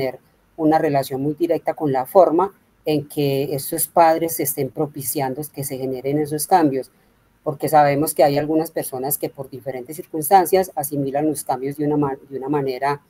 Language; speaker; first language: Spanish; native; Spanish